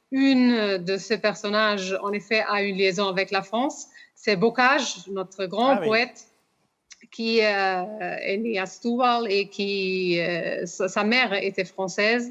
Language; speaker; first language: French; non-native, fluent; Portuguese